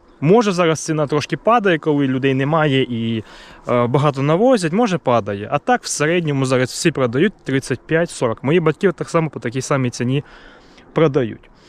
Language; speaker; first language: Ukrainian; native; Ukrainian